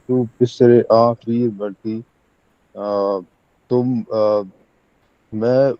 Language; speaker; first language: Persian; non-native, learner; Urdu